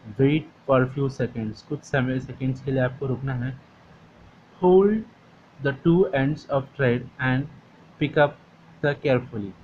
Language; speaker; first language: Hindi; non-native, local second language; Marathi